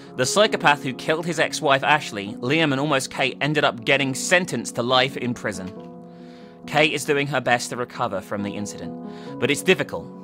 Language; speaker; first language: English; native; English